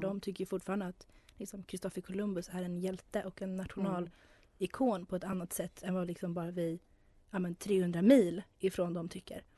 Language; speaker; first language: Swedish; native; Swedish